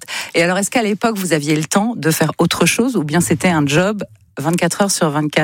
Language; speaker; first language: French; native; French